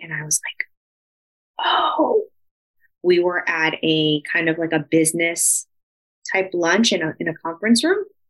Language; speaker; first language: English; early bilingual, other home language; Spanish